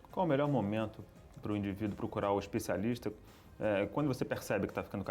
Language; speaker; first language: Portuguese; native; Portuguese